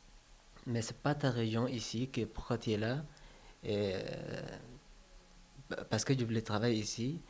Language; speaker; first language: French; non-native, learner; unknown